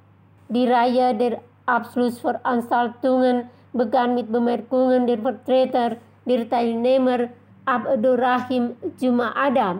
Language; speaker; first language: German; non-native, fluent; Indonesian